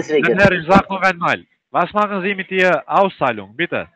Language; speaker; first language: German; early bilingual, other home language; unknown